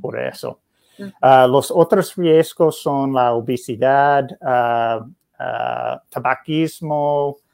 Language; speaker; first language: Spanish; non-native, learner; English